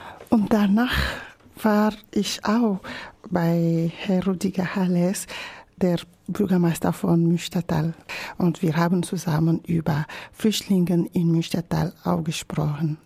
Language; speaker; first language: German; non-native, learner; Ewe